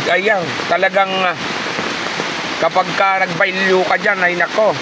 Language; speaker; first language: Filipino; non-native, local second language; Bikol